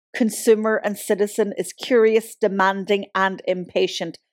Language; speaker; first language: English; native; English